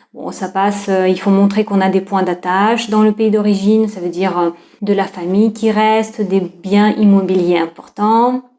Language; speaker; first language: French; non-native, fluent; Russian